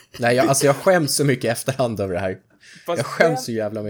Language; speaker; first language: Swedish; native; Swedish